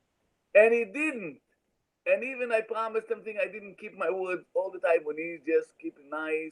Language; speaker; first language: English; non-native, learner; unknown